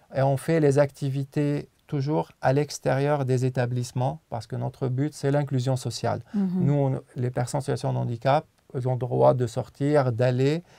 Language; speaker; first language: French; non-native, local second language; Arabic